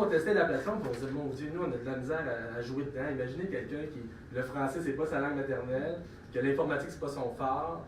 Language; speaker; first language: French; native; French